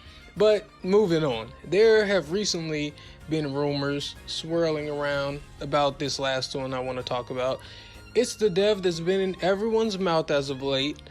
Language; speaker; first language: English; native; English